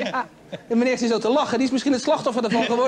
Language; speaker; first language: Dutch; native; Dutch